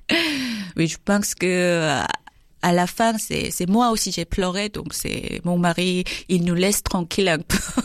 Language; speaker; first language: French; non-native, fluent; Korean